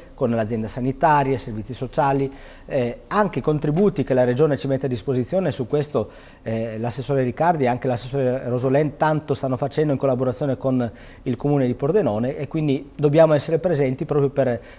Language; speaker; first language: Italian; native; Italian